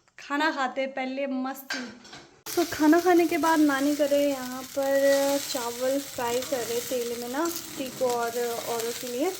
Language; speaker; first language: Hindi; non-native, local second language; Nepali